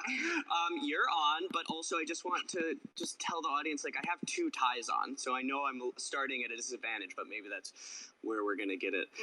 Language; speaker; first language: English; native; English